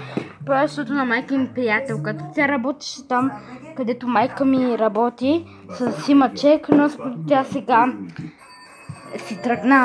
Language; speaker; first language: Bulgarian; early bilingual, heritage; Bulgarian